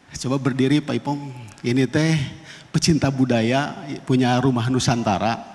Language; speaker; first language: Indonesian; non-native, local second language; Sundanese